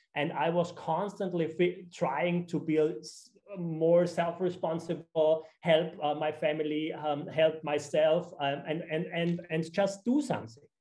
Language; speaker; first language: English; non-native, fluent; German